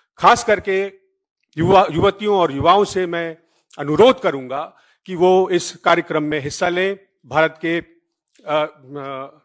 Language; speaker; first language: Hindi; native; Hindi